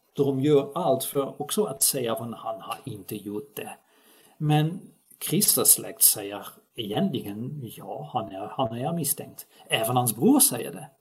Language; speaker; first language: Swedish; non-native, fluent; Dutch